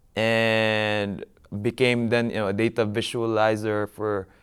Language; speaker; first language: English; non-native, local second language; Filipino